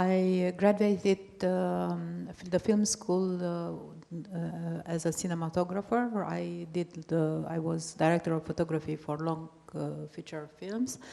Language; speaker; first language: English; non-native, fluent; Romanian